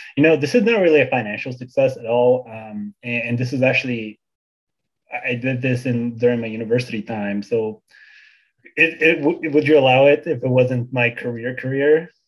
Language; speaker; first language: English; early bilingual, other home language; Bulgarian